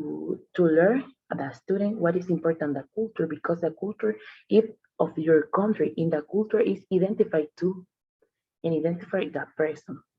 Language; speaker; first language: English; non-native, learner; Spanish